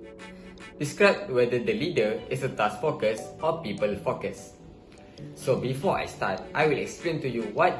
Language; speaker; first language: English; non-native, local second language; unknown